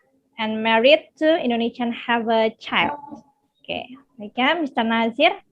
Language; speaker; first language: English; non-native, learner; Indonesian